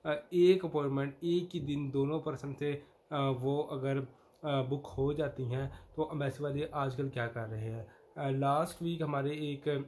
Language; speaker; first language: Urdu; non-native, local second language; Punjabi